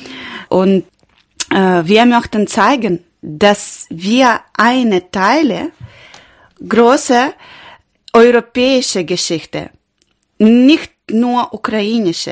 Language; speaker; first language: German; non-native, learner; Ukrainian